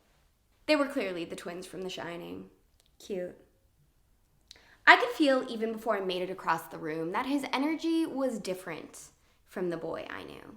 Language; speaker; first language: English; native; English